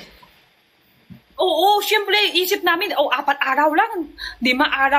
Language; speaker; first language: Filipino; non-native, learner; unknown